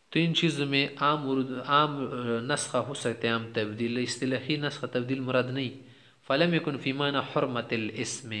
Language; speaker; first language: Urdu; non-native, local second language; Pashto